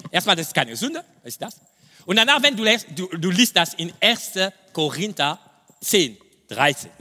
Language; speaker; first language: German; non-native, fluent; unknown